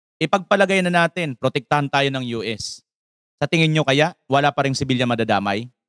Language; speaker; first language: Filipino; native; Filipino